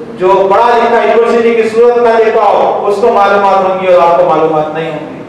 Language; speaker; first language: Urdu; native; Urdu